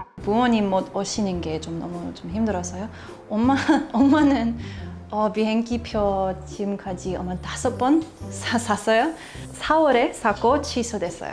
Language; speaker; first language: Korean; non-native, learner; English